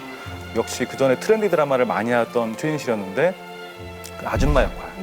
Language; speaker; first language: Korean; native; Korean